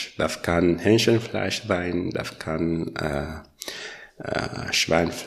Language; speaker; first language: German; non-native, learner; French